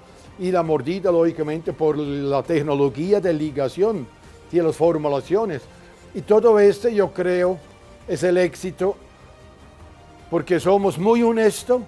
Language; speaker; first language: Spanish; non-native, fluent; German